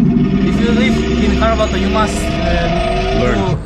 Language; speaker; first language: English; non-native, learner; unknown